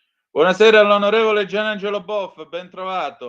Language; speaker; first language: Italian; native; Italian